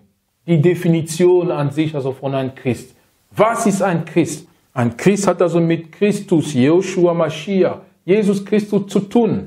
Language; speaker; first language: German; non-native, fluent; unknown